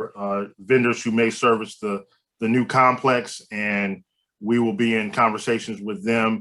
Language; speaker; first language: English; native; English